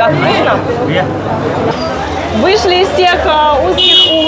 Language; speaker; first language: Russian; native; Russian